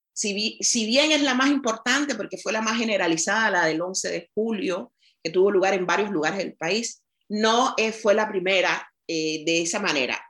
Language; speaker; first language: Spanish; native; Spanish